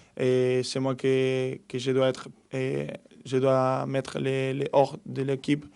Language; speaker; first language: French; non-native, fluent; Spanish